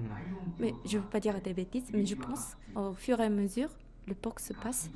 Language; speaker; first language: French; non-native, fluent; Japanese